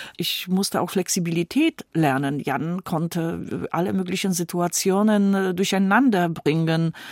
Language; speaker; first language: German; non-native, fluent; Polish